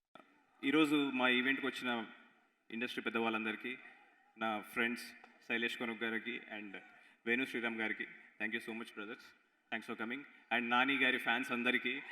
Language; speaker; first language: Telugu; native; Telugu